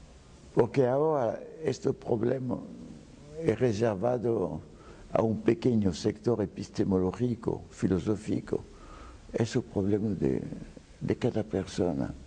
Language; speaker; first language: Spanish; non-native, fluent; French